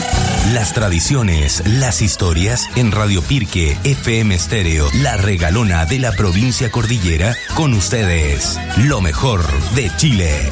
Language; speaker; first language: Spanish; native; Spanish